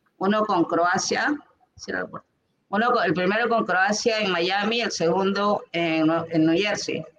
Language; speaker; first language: Spanish; native; Spanish